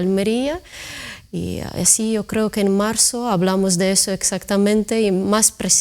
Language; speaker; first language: Spanish; non-native, fluent; Ukrainian